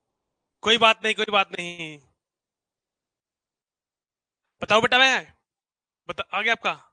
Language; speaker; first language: Hindi; native; Hindi